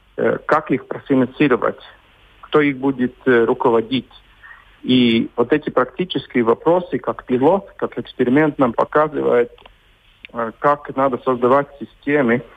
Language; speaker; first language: Russian; non-native, local second language; Latvian